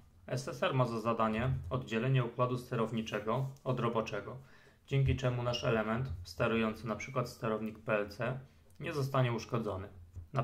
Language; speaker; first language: Polish; native; Polish